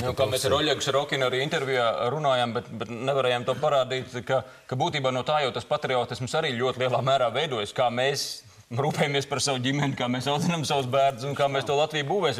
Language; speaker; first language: Latvian; native; Latvian